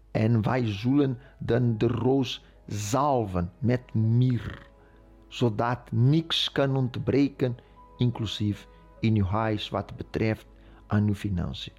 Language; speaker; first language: Dutch; non-native, fluent; Portuguese